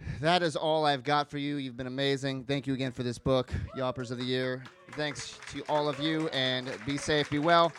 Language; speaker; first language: English; native; English